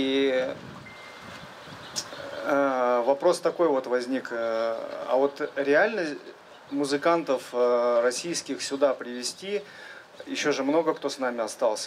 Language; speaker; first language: Russian; native; Russian